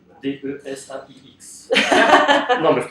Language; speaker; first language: French; native; French